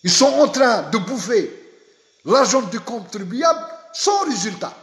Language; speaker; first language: French; non-native, local second language; Arabic